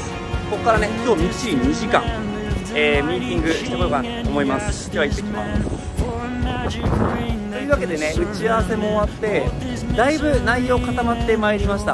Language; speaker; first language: Japanese; native; Japanese